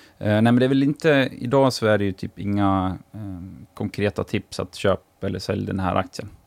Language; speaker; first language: Swedish; native; Swedish